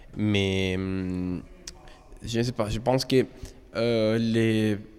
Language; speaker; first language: French; non-native, learner; Italian